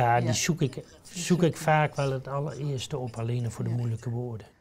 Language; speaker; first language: Dutch; native; Dutch